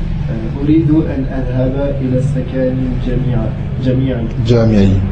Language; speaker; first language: Arabic; non-native, learner; French